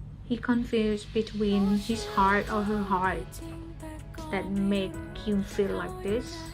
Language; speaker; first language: English; non-native, learner; Thai